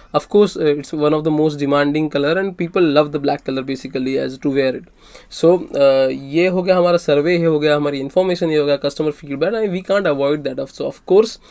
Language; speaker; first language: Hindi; non-native, local second language; Marathi